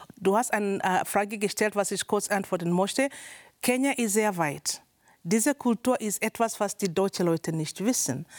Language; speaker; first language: German; non-native, learner; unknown